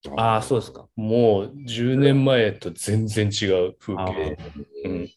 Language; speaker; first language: Japanese; native; Japanese